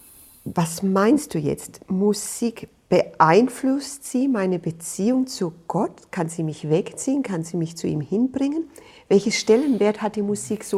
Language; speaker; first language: German; native; German